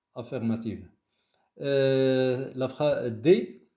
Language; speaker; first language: French; non-native, local second language; Arabic